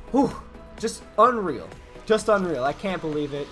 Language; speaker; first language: English; native; English